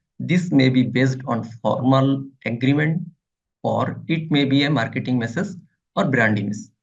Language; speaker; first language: English; non-native, local second language; Bangla